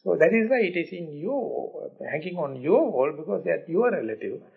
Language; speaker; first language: English; non-native, local second language; Sinhala